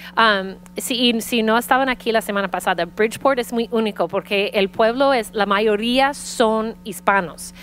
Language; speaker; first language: Spanish; early bilingual, heritage; Spanish